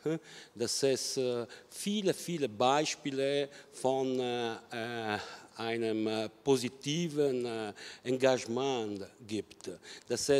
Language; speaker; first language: German; non-native, fluent; Italian